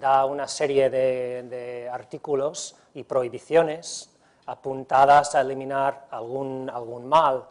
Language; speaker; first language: Spanish; non-native, fluent; English